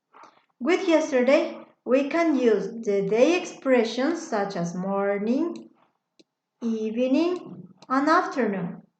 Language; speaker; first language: English; non-native, fluent; Spanish